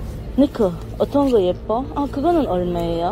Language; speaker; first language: Korean; non-native, fluent; Tajik